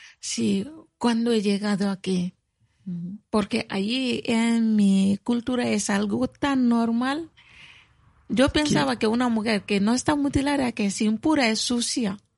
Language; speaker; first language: Spanish; non-native, fluent; Bambara